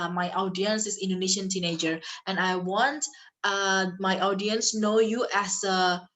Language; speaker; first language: English; non-native, fluent; Indonesian